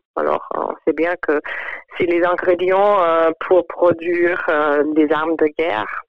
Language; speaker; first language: French; non-native, fluent; German